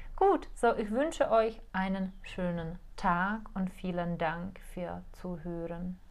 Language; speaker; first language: German; non-native, fluent; Czech